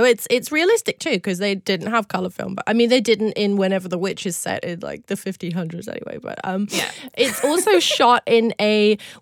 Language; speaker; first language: English; native; English